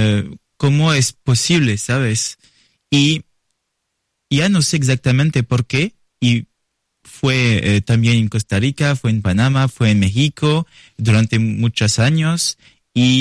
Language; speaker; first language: Spanish; non-native, learner; French